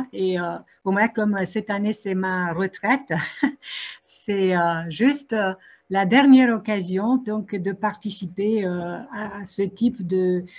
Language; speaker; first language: French; non-native, fluent; Romanian